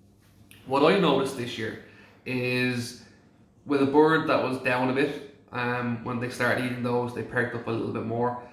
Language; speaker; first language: English; native; English